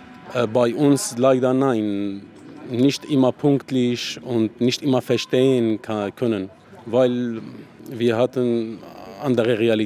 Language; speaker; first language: German; non-native, learner; Arabic